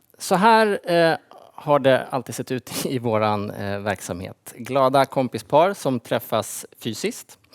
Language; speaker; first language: Swedish; native; Swedish